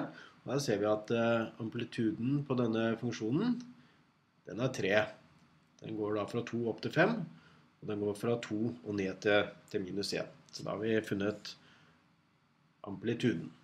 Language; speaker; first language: Norwegian; native; Norwegian